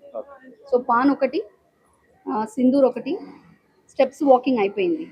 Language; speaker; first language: Telugu; non-native, local second language; Bangla